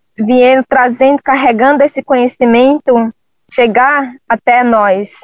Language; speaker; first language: Portuguese; non-native, local second language; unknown